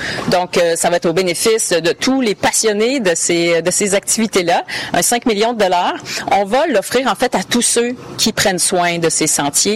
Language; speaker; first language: French; native; French